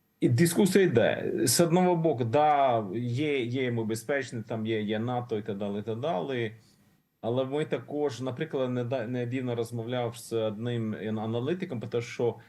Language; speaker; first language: Ukrainian; non-native, learner; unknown